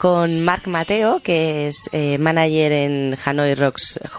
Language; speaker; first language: Spanish; native; Spanish